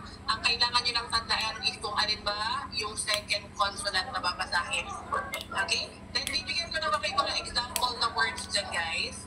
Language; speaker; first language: Filipino; native; Filipino